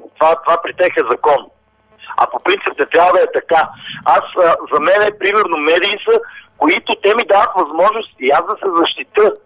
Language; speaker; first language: Bulgarian; non-native, local second language; Romany